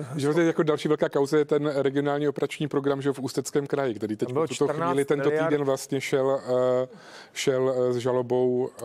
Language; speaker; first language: Czech; native; Czech